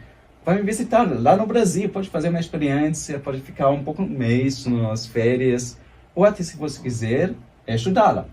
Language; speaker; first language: Portuguese; non-native, fluent; German